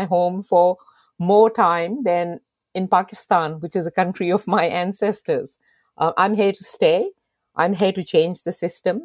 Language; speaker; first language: English; non-native, local second language; Urdu